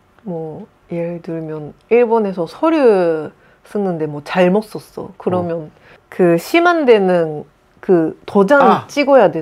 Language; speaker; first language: Korean; non-native, fluent; Japanese